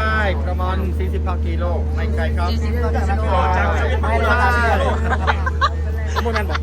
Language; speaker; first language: Thai; non-native, learner; Swiss German